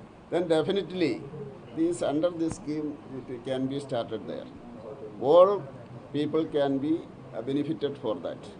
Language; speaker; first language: English; non-native, local second language; Malayalam